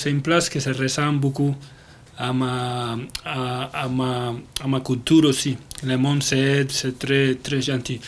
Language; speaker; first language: French; non-native, learner; Spanish